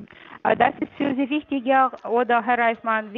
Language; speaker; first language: German; non-native, fluent; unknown